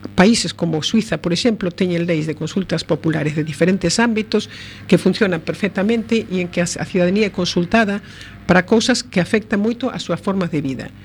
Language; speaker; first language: Galician; native; Galician